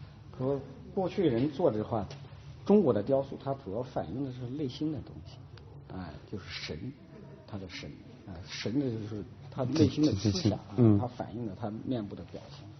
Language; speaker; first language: Chinese; native; Chinese